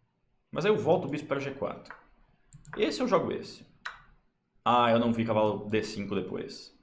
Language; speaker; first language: Portuguese; native; Portuguese